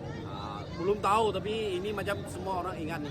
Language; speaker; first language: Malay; non-native, learner; Vietnamese